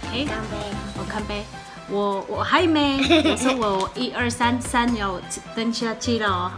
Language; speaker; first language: Chinese; non-native, learner; Filipino